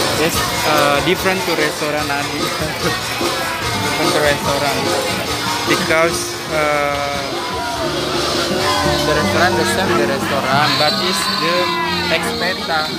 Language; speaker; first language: English; non-native, learner; Indonesian